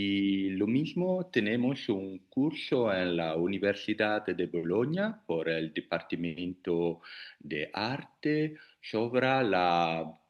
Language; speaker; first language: Spanish; non-native, learner; Italian